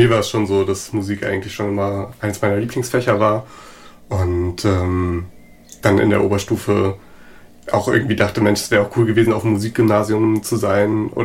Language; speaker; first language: German; native; German